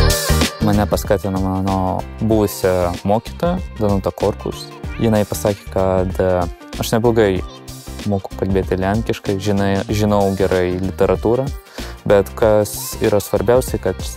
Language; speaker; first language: Lithuanian; non-native, local second language; Polish